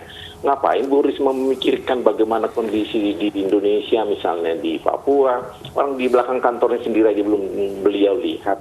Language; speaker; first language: Indonesian; native; Indonesian